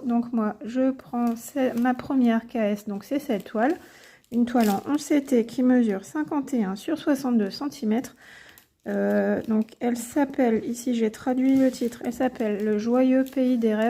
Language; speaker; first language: French; native; French